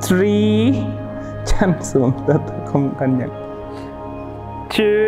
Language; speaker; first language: Vietnamese; non-native, learner; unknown